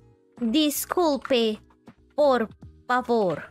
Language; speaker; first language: Spanish; non-native, learner; Indonesian